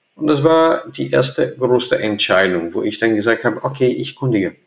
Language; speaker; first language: German; non-native, fluent; Portuguese